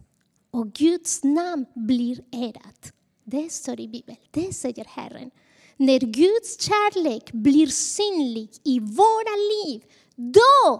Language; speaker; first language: Swedish; non-native, fluent; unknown